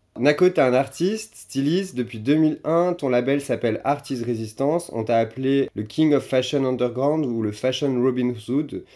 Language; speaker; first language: French; native; French